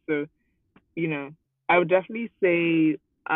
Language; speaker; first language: English; non-native, local second language; Yoruba